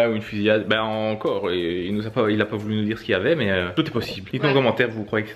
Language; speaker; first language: French; native; French